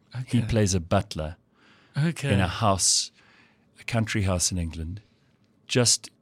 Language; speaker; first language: English; native; English